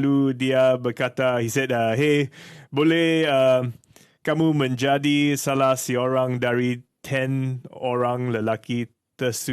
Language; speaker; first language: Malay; non-native, learner; English